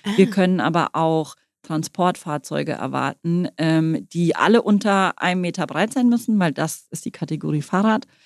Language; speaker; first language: German; native; German